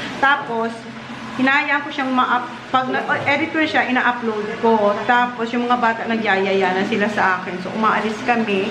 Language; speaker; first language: Filipino; non-native, local second language; Bikol